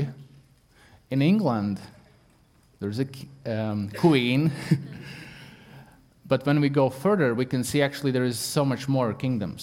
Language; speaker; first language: English; non-native, fluent; Latvian